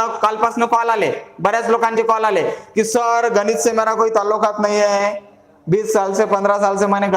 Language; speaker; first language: Hindi; non-native, local second language; Marathi